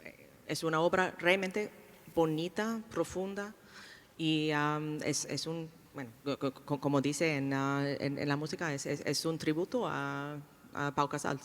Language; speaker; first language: Spanish; non-native, fluent; English